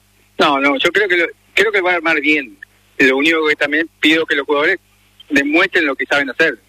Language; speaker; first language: Spanish; native; Spanish